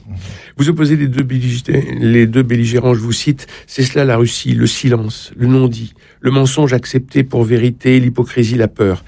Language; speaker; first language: French; native; French